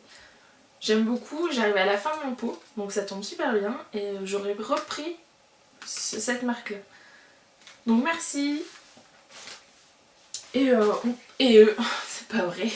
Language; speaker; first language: French; native; French